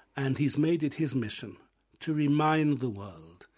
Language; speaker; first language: English; native; English